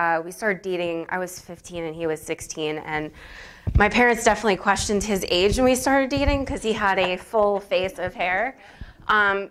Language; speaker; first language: English; native; English